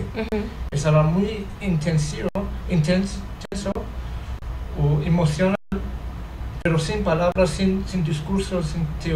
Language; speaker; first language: Spanish; non-native, learner; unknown